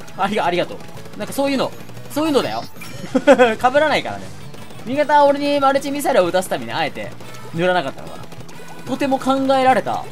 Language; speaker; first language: Japanese; native; Japanese